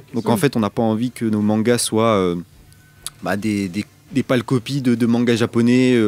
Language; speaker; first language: French; native; French